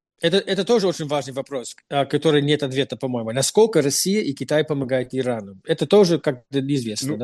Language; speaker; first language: Russian; non-native, fluent; English